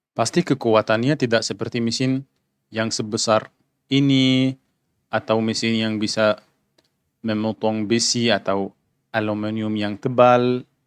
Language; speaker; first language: Indonesian; non-native, fluent; Arabic